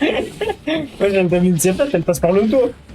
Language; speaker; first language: French; native; French